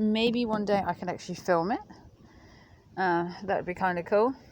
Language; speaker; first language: English; native; English